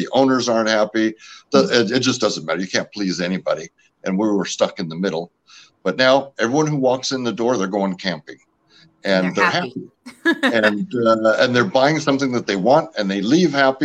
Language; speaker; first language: English; early bilingual, other home language; French